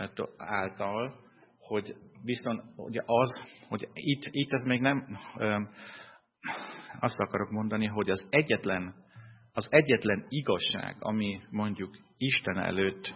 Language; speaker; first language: Hungarian; non-native, fluent; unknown